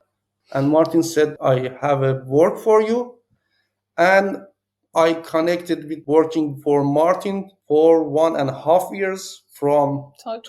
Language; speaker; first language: English; non-native, learner; Persian